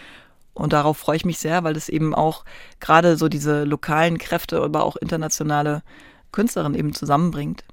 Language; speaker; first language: German; native; German